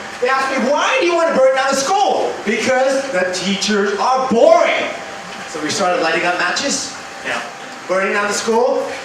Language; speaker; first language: English; early bilingual, other home language; Thai